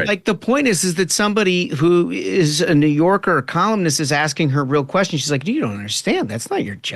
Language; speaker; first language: English; native; English